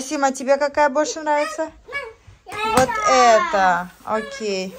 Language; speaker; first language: Russian; native; Russian